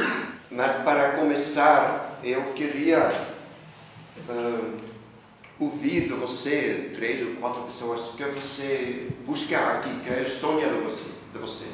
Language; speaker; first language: Portuguese; non-native, fluent; Dutch